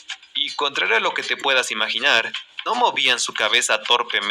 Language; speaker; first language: Spanish; native; Spanish